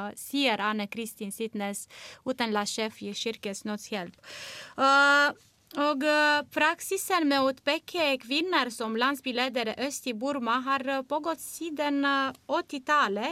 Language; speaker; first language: Norwegian; non-native, fluent; Romanian